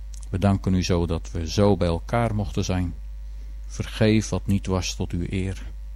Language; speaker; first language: Dutch; native; Dutch